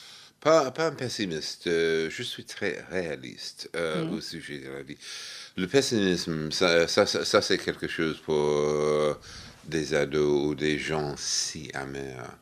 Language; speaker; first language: French; non-native, fluent; English